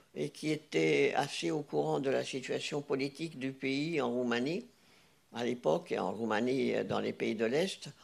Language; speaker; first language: French; non-native, fluent; Hungarian